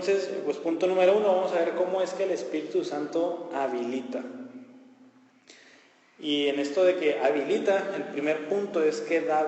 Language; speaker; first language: Spanish; native; Spanish